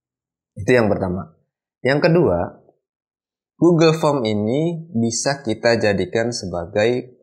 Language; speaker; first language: Indonesian; native; Indonesian